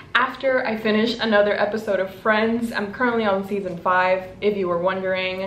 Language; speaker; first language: English; non-native, fluent; Spanish